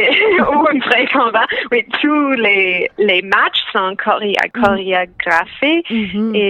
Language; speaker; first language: French; non-native, local second language; English